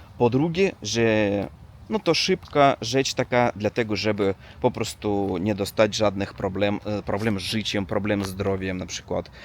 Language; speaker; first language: Polish; non-native, learner; Russian